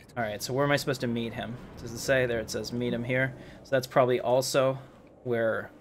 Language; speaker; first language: English; native; English